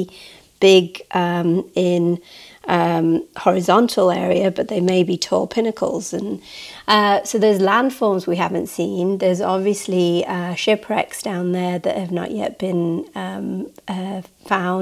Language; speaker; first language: English; native; English